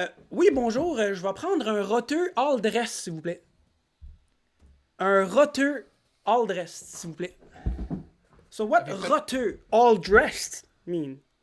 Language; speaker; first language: French; native; French